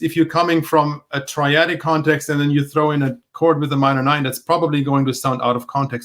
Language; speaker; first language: English; non-native, fluent; German